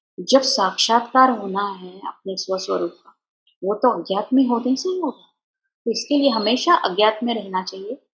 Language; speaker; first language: Hindi; non-native, local second language; Marathi